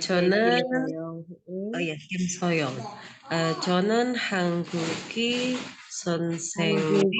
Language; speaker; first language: Korean; non-native, learner; Indonesian